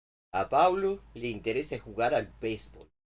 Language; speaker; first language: Spanish; non-native, fluent; English